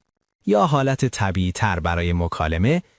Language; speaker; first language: Persian; native; Persian